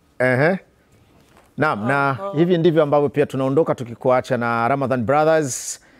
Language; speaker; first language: Swahili; native; Swahili